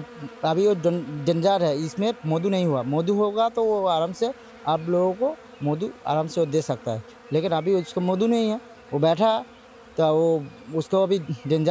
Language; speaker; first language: Hindi; non-native, local second language; Bangla